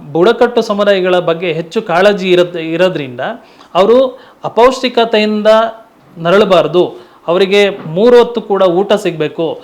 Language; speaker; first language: Kannada; non-native, local second language; Tulu